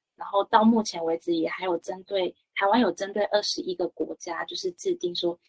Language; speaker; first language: Chinese; native; Chinese